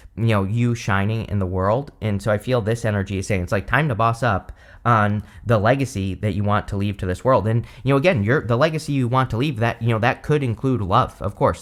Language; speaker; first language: English; native; English